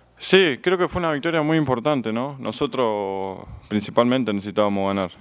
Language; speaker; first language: Spanish; native; Spanish